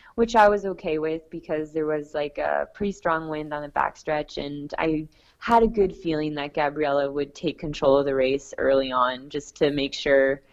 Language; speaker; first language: English; native; English